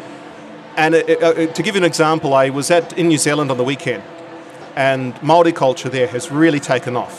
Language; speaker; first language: English; native; English